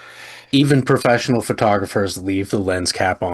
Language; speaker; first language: English; native; English